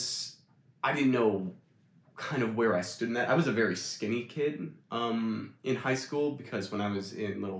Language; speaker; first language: English; native; English